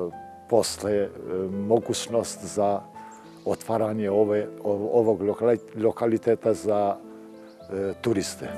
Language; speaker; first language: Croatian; non-native, local second language; Albanian